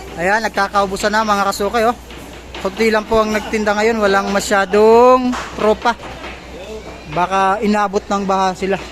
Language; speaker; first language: Filipino; native; Filipino